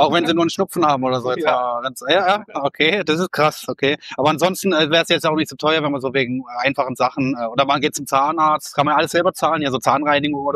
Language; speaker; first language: German; native; German